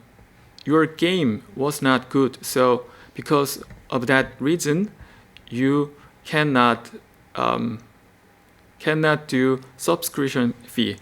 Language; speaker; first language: English; non-native, learner; Korean